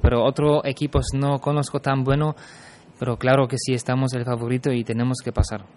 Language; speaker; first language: Spanish; non-native, fluent; German